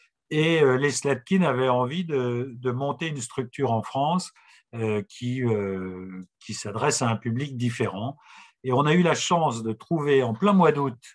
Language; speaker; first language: French; native; French